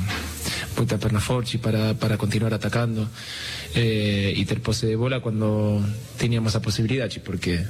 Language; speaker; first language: Portuguese; non-native, learner; Spanish